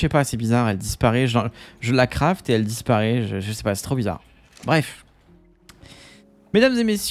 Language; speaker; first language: French; native; French